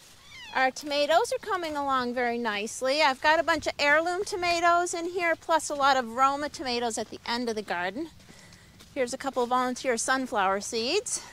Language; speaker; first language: English; native; English